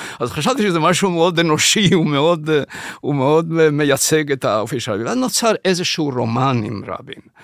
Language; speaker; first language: Hebrew; early bilingual, other home language; Spanish